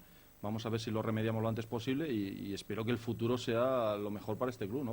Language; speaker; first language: Spanish; native; Spanish